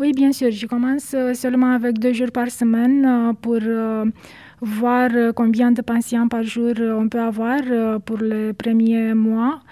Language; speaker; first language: French; non-native, fluent; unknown